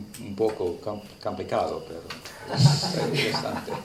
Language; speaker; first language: Spanish; non-native, learner; English